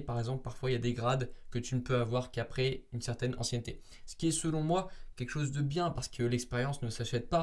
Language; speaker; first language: French; native; French